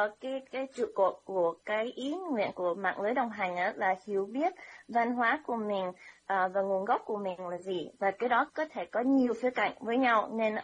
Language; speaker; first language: Vietnamese; early bilingual, heritage; Vietnamese